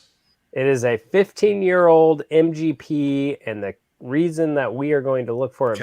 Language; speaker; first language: English; native; English